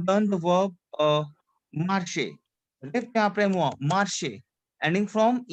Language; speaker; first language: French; non-native, fluent; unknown